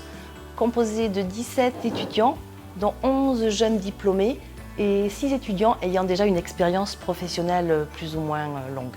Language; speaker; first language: French; native; French